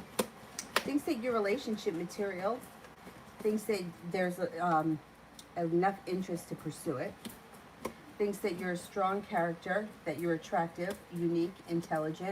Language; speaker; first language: English; native; English